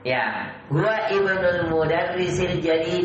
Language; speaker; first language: Arabic; non-native, fluent; Indonesian